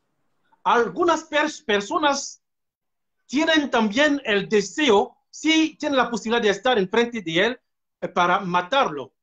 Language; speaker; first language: Spanish; non-native, fluent; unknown